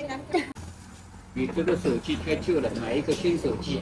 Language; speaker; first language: Chinese; native; Chinese